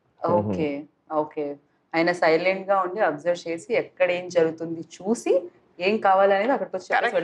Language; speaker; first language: Telugu; native; Telugu